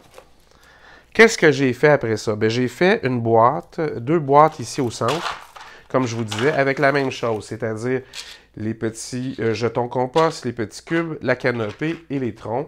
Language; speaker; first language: French; native; French